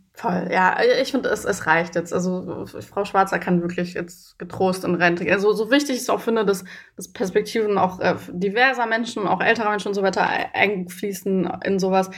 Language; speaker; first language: German; early bilingual, other home language; Persian